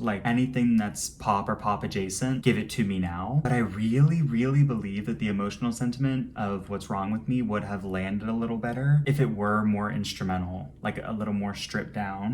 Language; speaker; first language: English; native; English